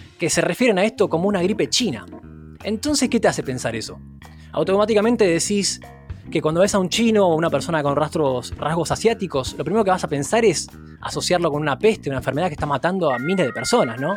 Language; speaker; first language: Spanish; native; Spanish